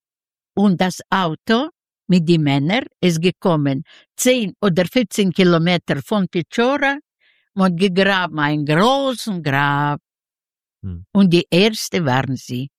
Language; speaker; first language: German; non-native, learner; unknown